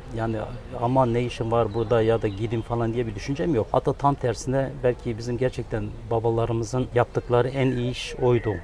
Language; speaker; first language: Turkish; early bilingual, other home language; Kurdish